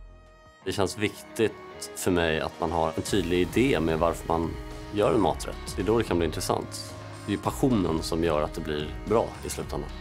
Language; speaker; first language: Swedish; native; Swedish